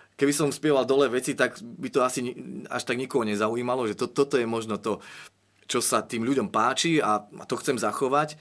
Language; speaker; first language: Slovak; native; Slovak